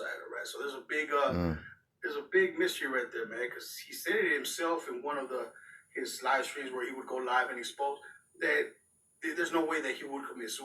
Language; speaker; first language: English; native; English